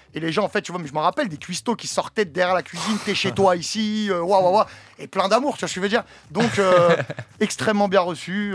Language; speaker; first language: French; early bilingual, other home language; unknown